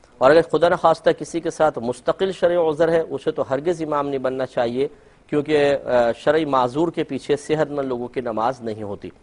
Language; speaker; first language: Urdu; native; Urdu